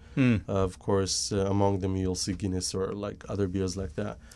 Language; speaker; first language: English; non-native, fluent; Hebrew